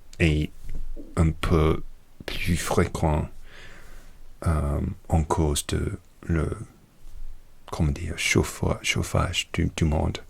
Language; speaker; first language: French; non-native, learner; English